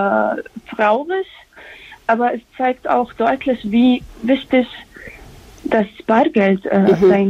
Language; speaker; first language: German; non-native, fluent; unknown